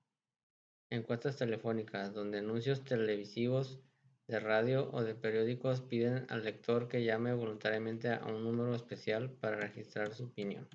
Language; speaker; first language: Spanish; native; Spanish